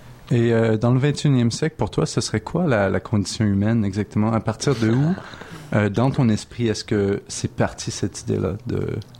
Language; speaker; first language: French; non-native, fluent; English